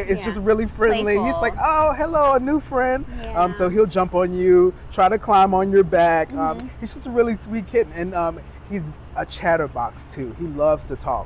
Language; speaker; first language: English; native; English